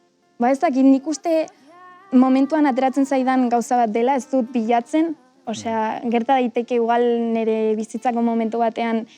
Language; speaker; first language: Basque; non-native, local second language; Spanish